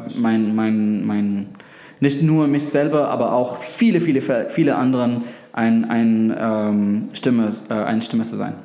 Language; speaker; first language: German; non-native, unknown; Arabic